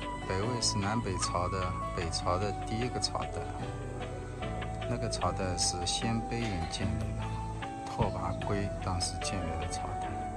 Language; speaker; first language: Chinese; native; Chinese